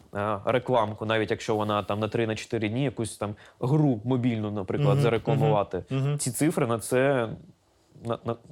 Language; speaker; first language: Ukrainian; non-native, local second language; Russian